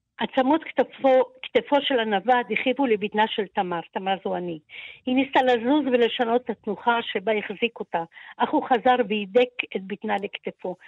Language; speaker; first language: Hebrew; early bilingual, other home language; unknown